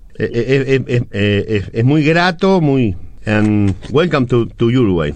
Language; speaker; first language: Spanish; native; Spanish